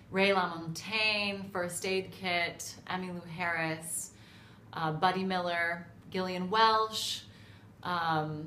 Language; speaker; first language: English; native; English